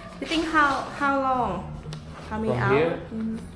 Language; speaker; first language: English; non-native, learner; Thai